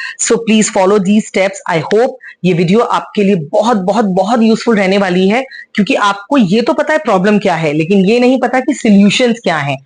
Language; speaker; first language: Hindi; native; Hindi